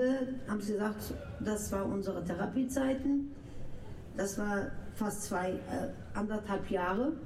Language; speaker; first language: German; non-native, local second language; Turkish